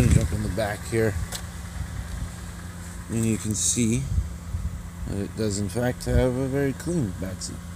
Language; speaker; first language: English; native; English